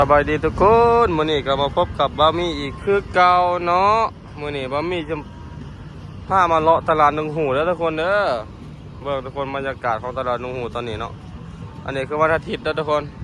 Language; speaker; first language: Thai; non-native, local second language; Northeastern Thai